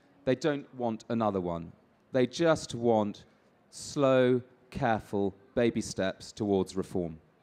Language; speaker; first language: English; native; English